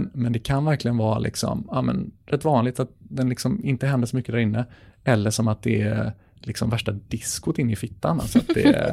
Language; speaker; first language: Swedish; native; Swedish